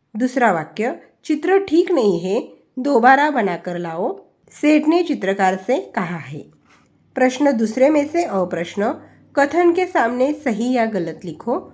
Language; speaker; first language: Hindi; non-native, local second language; Marathi